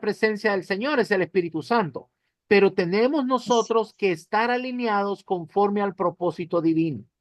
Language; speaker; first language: Spanish; native; Spanish